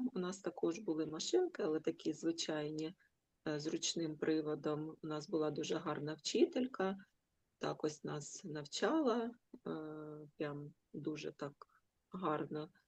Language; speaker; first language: Ukrainian; non-native, local second language; Russian